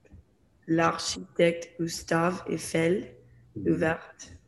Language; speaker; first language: French; non-native, learner; English